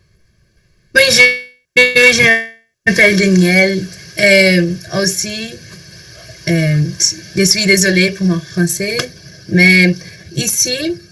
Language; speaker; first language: French; non-native, learner; Portuguese